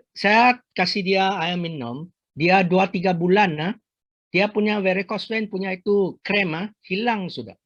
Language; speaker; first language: Malay; non-native, local second language; Chinese